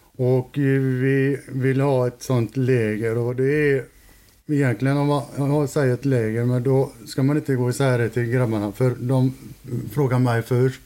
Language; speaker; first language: Swedish; native; Swedish